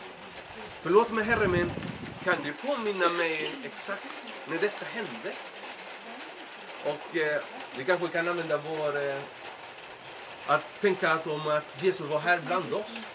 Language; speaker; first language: Swedish; non-native, fluent; Spanish